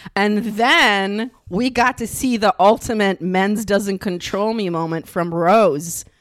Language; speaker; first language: English; non-native, fluent; Russian